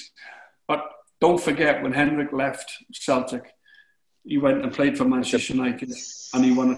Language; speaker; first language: English; native; English